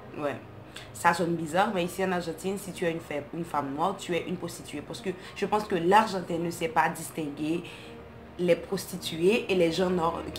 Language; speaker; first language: French; non-native, local second language; Haitian Creole